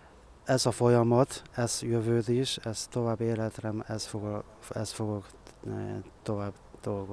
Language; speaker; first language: Hungarian; non-native, learner; Chinese